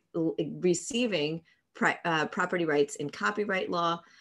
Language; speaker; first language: English; native; English